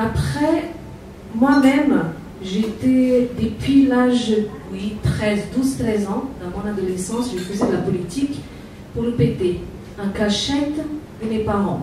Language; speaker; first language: French; non-native, fluent; Portuguese